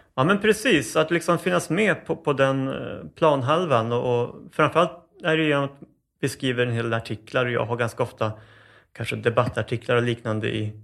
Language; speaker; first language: Swedish; native; Swedish